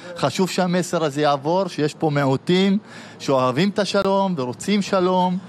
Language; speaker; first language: Hebrew; non-native, local second language; Arabic